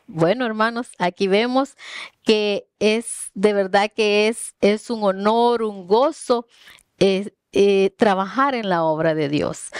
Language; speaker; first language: Spanish; native; Spanish